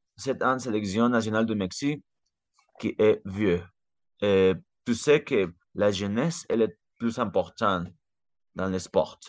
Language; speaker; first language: French; non-native, learner; Spanish